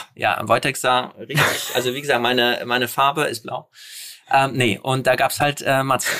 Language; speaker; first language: German; early bilingual, other home language; Polish